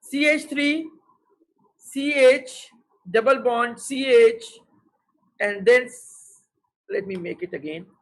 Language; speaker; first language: English; non-native, local second language; Urdu